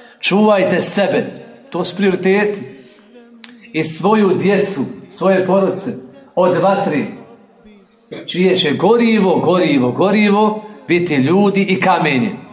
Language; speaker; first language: Croatian; native; Croatian